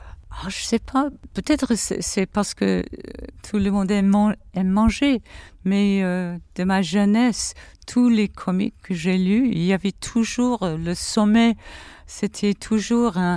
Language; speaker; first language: French; non-native, fluent; English